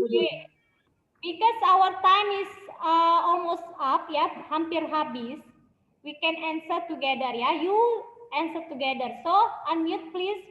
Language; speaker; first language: English; non-native, learner; Indonesian